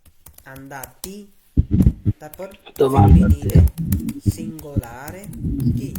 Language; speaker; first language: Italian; non-native, fluent; Bangla